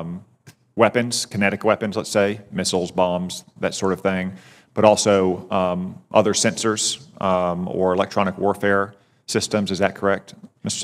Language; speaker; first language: English; native; English